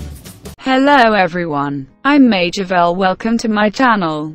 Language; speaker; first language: English; non-native, learner; Spanish